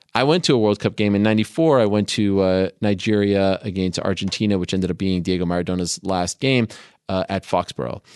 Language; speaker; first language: English; native; English